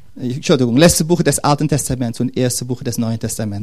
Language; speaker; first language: German; non-native, fluent; Dutch